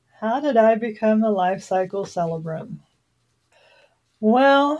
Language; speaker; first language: English; native; English